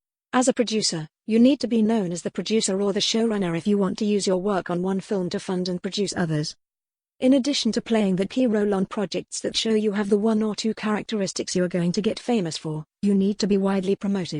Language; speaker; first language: English; native; English